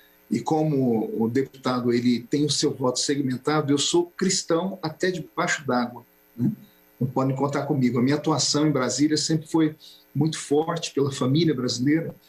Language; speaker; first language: Portuguese; native; Portuguese